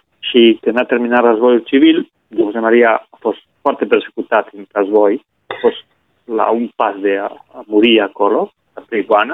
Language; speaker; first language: Romanian; non-native, fluent; Spanish